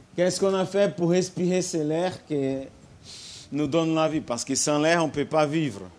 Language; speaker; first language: French; non-native, fluent; Portuguese